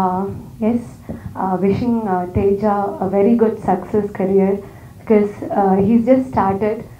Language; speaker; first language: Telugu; non-native, learner; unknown